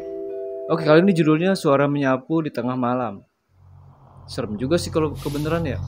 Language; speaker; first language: Indonesian; native; Indonesian